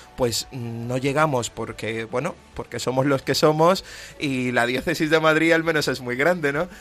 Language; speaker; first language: Spanish; native; Spanish